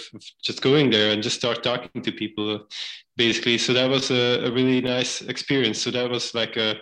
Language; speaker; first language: English; non-native, fluent; Dutch